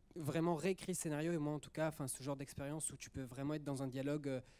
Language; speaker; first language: French; early bilingual, other home language; Italian